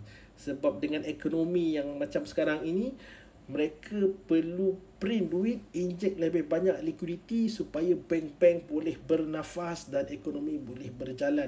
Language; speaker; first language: Malay; native; Malay